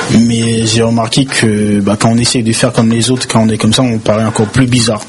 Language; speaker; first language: French; early bilingual, other home language; Haitian Creole